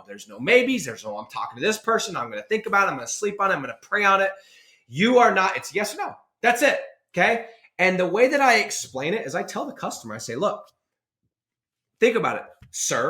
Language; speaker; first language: English; native; English